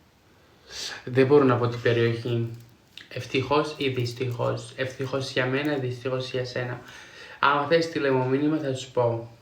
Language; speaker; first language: Greek; non-native, fluent; Georgian